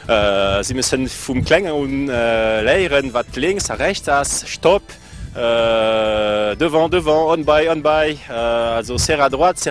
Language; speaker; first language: German; non-native, learner; French